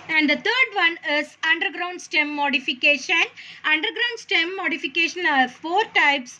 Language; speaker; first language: English; non-native, local second language; Tamil